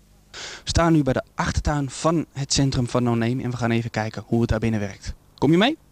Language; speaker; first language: Dutch; native; Dutch